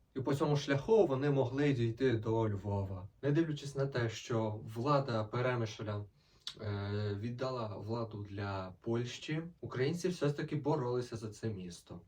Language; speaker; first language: Ukrainian; native; Ukrainian